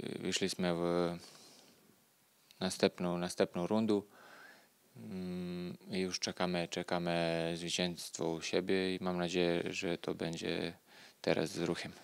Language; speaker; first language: Polish; non-native, learner; Serbian